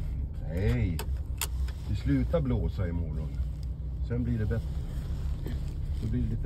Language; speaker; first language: Swedish; non-native, learner; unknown